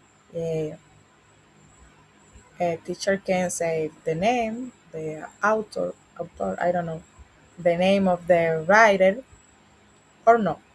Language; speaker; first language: English; non-native, learner; Spanish